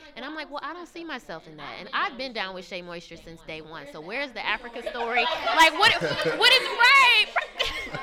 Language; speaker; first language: English; native; English